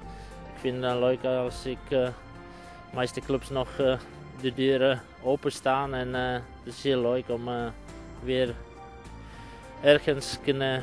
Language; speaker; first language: Dutch; non-native, fluent; Czech